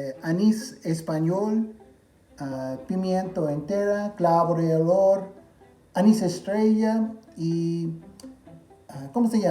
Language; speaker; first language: Spanish; non-native, fluent; English